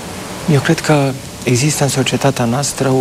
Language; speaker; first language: Romanian; native; Romanian